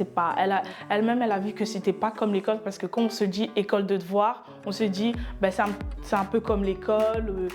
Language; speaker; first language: French; early bilingual, other home language; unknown